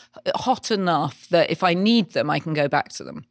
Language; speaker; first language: English; native; English